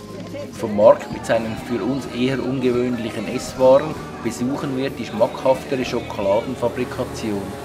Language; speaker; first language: German; native; German